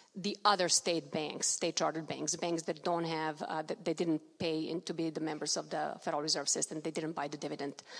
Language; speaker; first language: English; non-native, fluent; Serbian